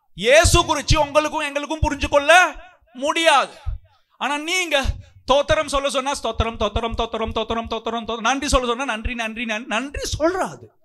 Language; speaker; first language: Tamil; non-native, local second language; Sinhala